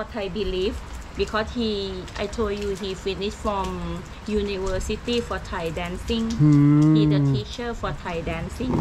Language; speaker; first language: English; non-native, learner; Thai